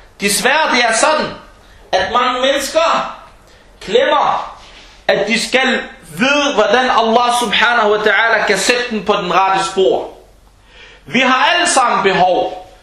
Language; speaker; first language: Danish; non-native, fluent; Arabic